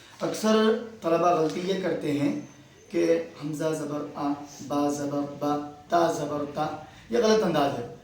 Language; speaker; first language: Urdu; native; Urdu